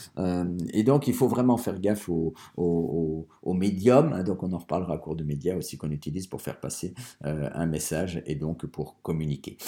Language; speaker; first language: French; native; French